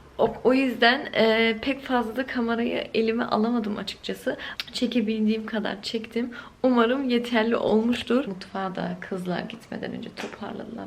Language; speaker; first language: Turkish; early bilingual, heritage; Turkish